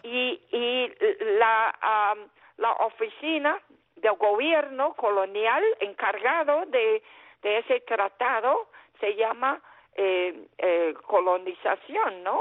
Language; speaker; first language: Spanish; non-native, fluent; Chinese